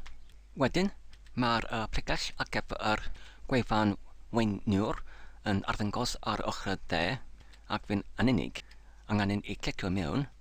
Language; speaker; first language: Welsh; non-native, learner; English